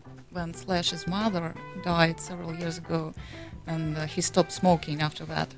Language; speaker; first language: English; non-native, fluent; Russian